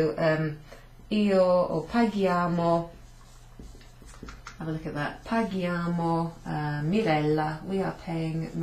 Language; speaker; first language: Italian; non-native, fluent; English